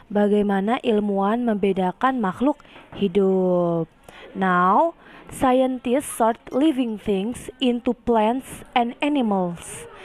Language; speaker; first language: English; non-native, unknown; Indonesian